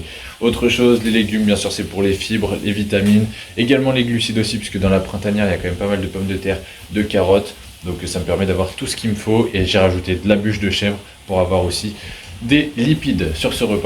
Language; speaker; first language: French; native; French